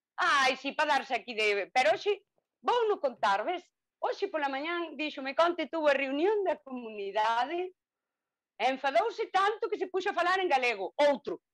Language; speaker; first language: Galician; native; Galician